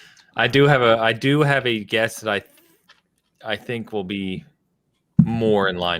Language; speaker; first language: English; native; English